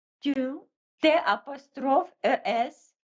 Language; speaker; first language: French; non-native, fluent; Russian